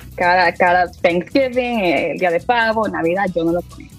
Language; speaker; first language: Spanish; early bilingual, heritage; Spanish